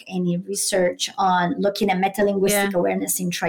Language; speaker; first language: English; non-native, fluent; Italian